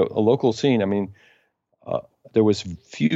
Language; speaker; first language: English; native; English